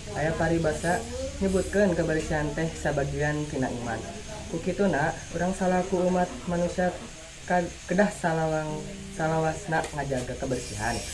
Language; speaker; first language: Sundanese; non-native, local second language; Javanese